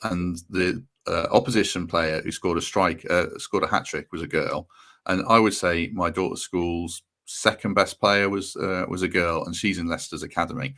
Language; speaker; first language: English; native; English